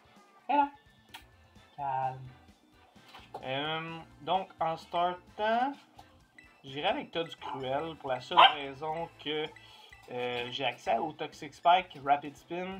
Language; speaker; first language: French; native; French